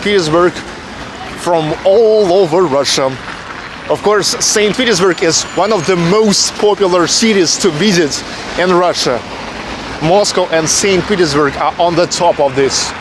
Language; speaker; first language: English; non-native, fluent; Russian